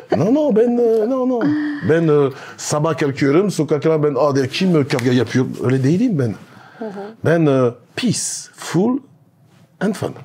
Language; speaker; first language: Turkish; non-native, learner; French